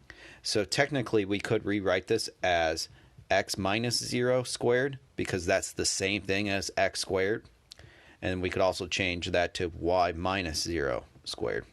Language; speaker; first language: English; native; English